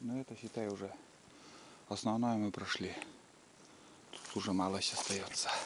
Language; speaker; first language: Russian; native; Russian